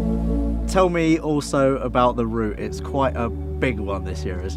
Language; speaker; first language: English; native; English